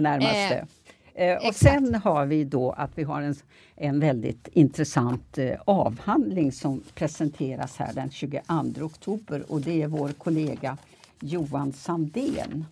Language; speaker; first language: Swedish; native; Swedish